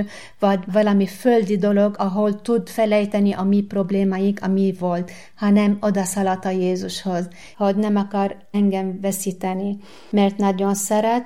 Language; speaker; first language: Hungarian; non-native, learner; Arabic